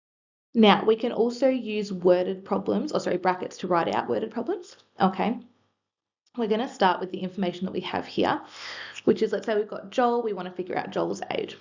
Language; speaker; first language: English; native; English